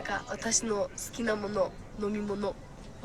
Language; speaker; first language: Japanese; non-native, learner; Slovak